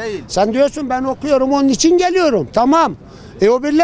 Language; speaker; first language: Turkish; native; Turkish